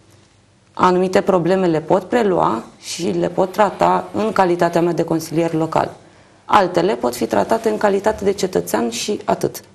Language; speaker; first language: Romanian; native; Romanian